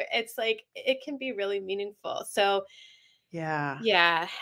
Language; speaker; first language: English; native; English